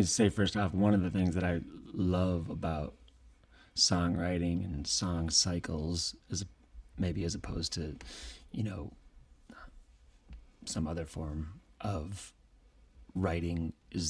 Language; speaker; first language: English; native; English